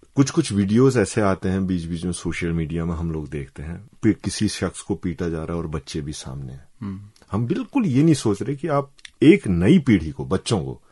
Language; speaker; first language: Hindi; native; Hindi